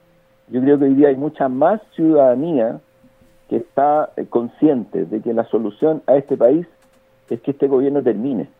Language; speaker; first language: Spanish; native; Spanish